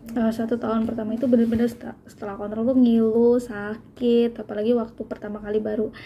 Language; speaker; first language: Indonesian; native; Indonesian